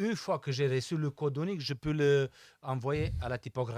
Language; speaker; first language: French; non-native, fluent; Romanian